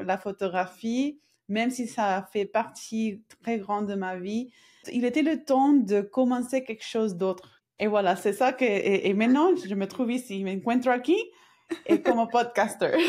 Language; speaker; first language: French; non-native, fluent; Spanish